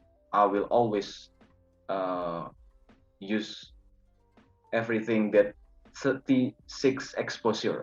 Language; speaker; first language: English; non-native, learner; Indonesian